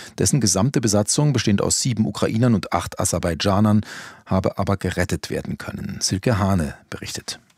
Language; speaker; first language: German; native; German